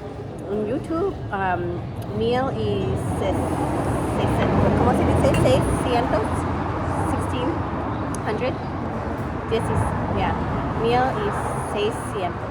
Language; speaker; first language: Spanish; non-native, learner; Lao